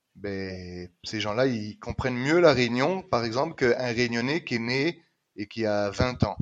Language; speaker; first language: French; native; French